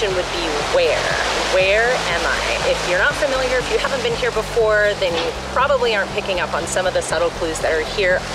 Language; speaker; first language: English; native; English